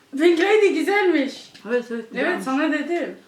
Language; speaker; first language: Turkish; early bilingual, heritage; English